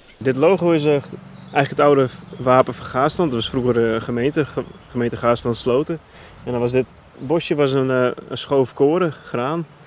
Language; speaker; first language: Dutch; non-native, local second language; Western Frisian